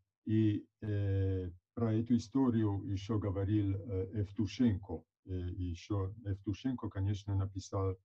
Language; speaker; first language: Russian; non-native, fluent; Italian